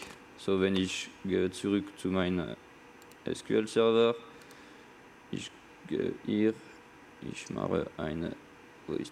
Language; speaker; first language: German; non-native, learner; French